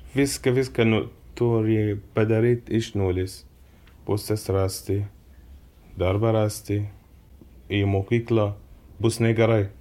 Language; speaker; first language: Lithuanian; non-native, learner; Arabic